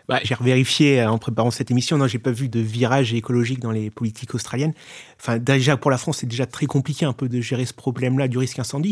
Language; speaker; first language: French; native; French